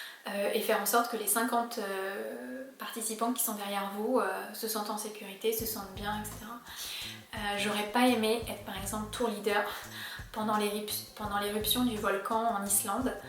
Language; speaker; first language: French; native; French